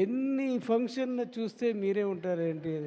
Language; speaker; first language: Telugu; non-native, learner; Tamil